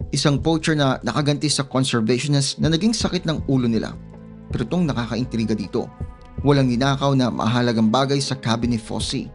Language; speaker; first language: Filipino; native; Filipino